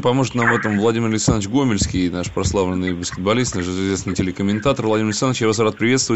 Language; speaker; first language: Russian; native; Russian